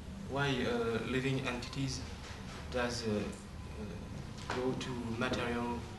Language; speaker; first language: English; non-native, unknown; French